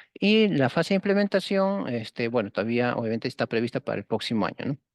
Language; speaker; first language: Spanish; native; Spanish